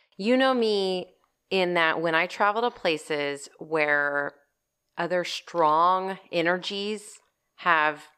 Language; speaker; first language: English; native; English